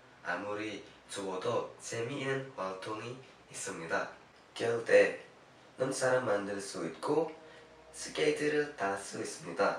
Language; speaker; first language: Korean; non-native, learner; Indonesian